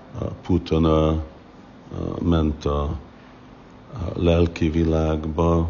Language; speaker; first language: Hungarian; non-native, fluent; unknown